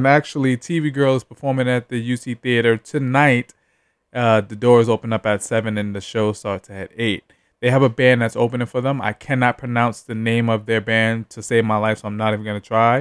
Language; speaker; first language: English; native; English